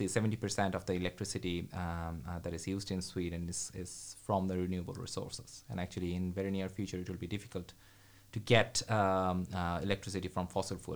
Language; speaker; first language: English; non-native, local second language; Bangla